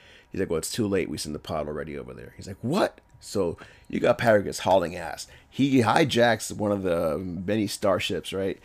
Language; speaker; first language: English; early bilingual, other home language; Spanish